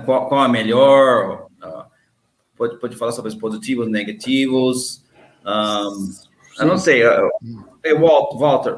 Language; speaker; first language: Portuguese; non-native, learner; English